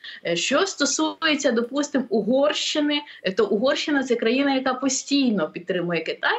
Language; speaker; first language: Ukrainian; native; Ukrainian